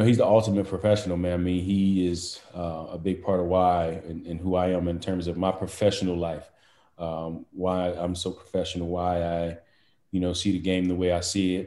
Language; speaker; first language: English; native; English